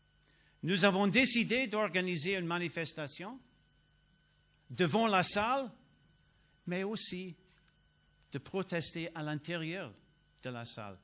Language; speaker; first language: French; non-native, learner; English